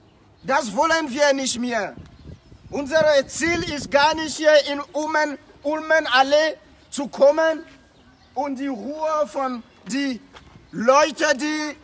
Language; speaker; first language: German; non-native, fluent; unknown